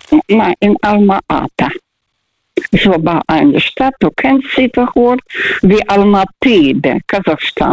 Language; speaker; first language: German; early bilingual, heritage; Russian